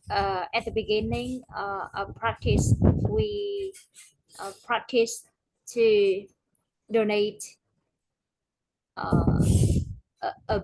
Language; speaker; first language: English; non-native, learner; Vietnamese